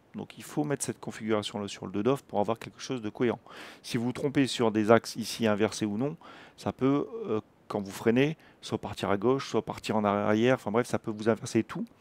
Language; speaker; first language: French; native; French